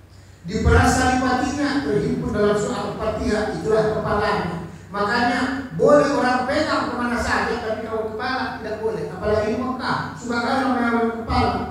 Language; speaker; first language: Indonesian; native; Indonesian